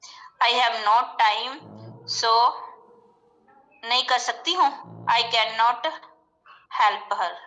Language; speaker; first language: English; non-native, learner; Punjabi